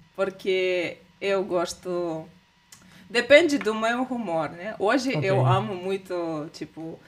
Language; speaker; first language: Portuguese; non-native, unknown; Russian